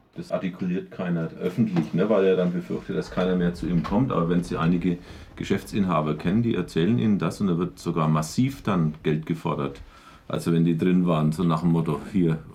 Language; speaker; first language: German; native; German